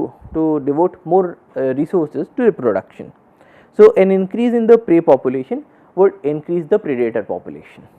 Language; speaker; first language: English; non-native, local second language; Hindi